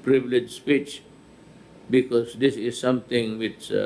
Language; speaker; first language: English; non-native, local second language; Filipino